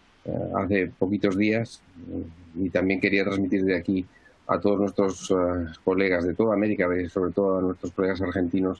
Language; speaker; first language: Spanish; native; Spanish